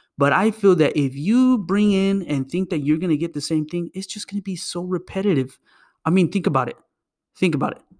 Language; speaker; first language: English; early bilingual, other home language; Spanish